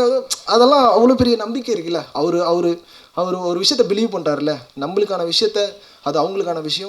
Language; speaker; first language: Tamil; native; Tamil